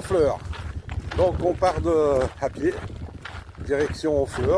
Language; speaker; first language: French; native; French